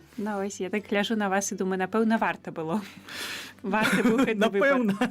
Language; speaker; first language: Belarusian; native; Belarusian